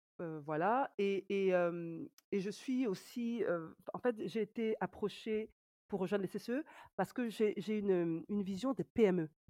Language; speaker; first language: French; native; French